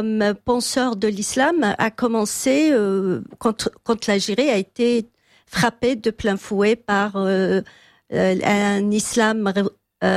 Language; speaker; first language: French; non-native, local second language; Kabyle